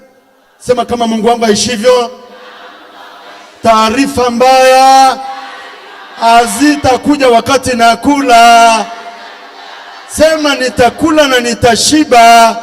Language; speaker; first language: Swahili; native; Swahili